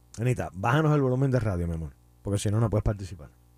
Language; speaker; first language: Spanish; native; Spanish